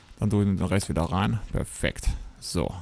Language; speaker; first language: German; native; German